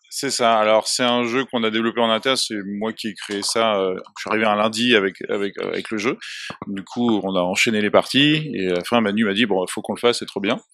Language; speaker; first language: French; native; French